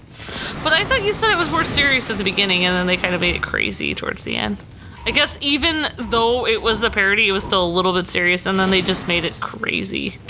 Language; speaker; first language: English; native; English